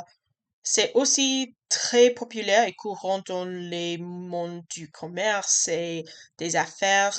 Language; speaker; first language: French; non-native, learner; English